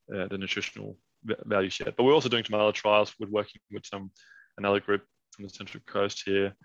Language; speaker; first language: English; non-native, fluent; Danish